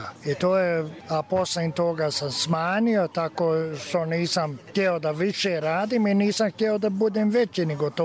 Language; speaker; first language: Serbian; early bilingual, heritage; Serbian